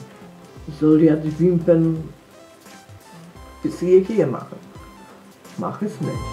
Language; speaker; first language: German; non-native, fluent; Polish